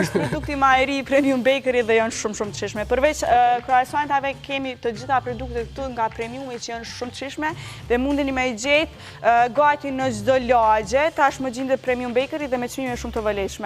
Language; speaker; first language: Albanian; native; Albanian